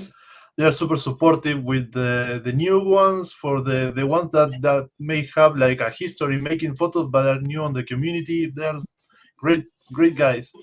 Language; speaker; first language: English; non-native, fluent; Spanish